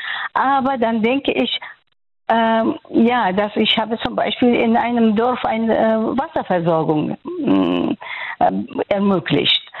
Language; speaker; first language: German; non-native, fluent; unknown